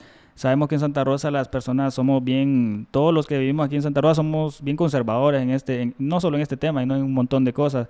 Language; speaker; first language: Spanish; native; Spanish